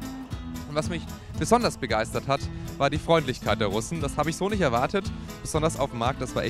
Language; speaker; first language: German; native; German